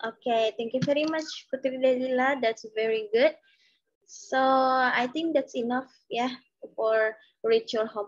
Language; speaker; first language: English; non-native, learner; Indonesian